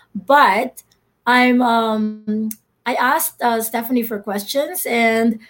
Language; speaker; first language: English; non-native, local second language; Filipino